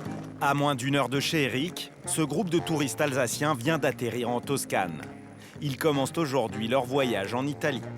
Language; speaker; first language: French; native; French